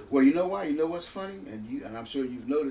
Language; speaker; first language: English; native; English